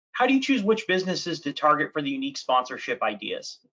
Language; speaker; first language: English; native; English